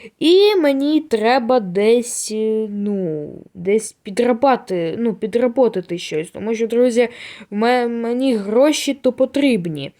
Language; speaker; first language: Ukrainian; native; Ukrainian